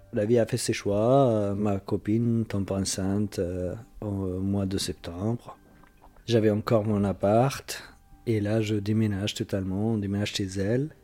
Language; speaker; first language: French; non-native, fluent; Arabic